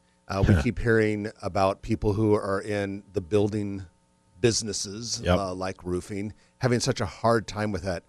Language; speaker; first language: English; native; English